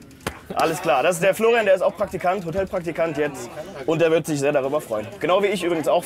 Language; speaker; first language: German; native; German